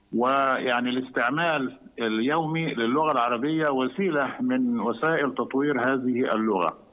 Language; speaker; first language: Arabic; native; Arabic